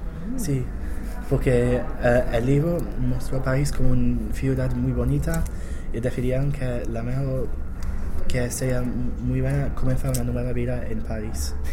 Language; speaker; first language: Spanish; non-native, learner; English